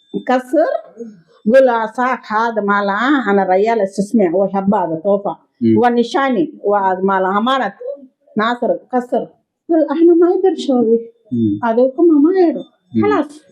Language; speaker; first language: Arabic; non-native, learner; Telugu